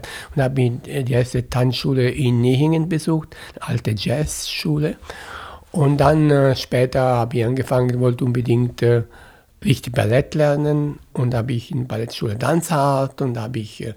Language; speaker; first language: German; non-native, fluent; Italian